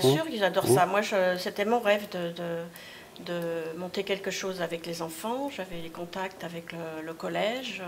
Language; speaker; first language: French; native; French